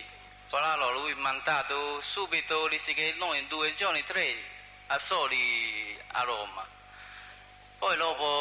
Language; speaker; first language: Italian; non-native, learner; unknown